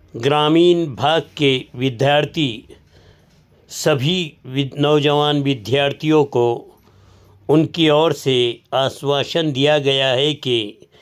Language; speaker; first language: Hindi; non-native, local second language; Marathi